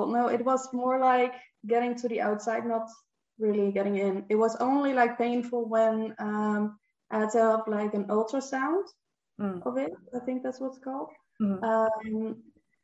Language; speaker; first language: English; non-native, fluent; Dutch